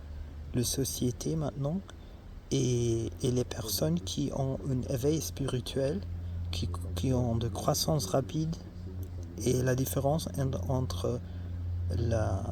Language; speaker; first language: French; non-native, learner; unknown